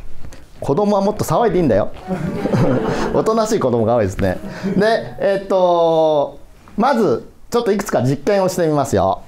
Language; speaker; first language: Japanese; native; Japanese